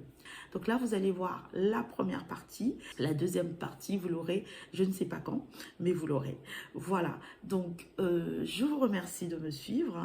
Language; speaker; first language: French; native; French